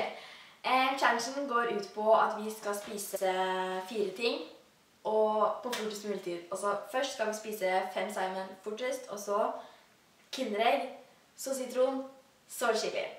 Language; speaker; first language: Norwegian; native; Norwegian